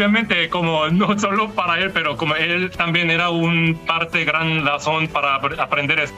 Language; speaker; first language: Spanish; non-native, learner; Korean